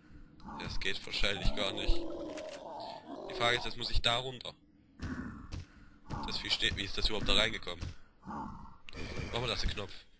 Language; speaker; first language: German; native; German